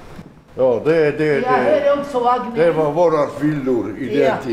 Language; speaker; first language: Swedish; non-native, fluent; Romany